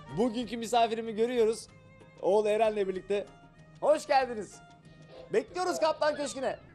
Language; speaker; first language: Turkish; native; Turkish